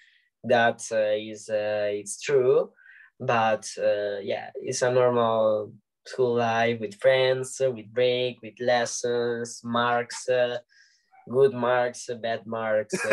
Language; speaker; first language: English; non-native, learner; Italian